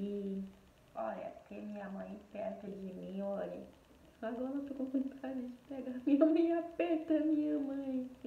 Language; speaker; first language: Portuguese; non-native, fluent; Haitian Creole